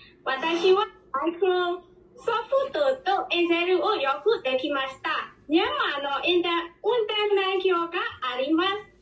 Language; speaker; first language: Japanese; non-native, learner; Burmese